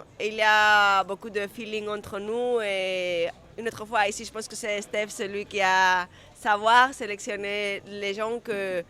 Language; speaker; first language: French; non-native, fluent; Spanish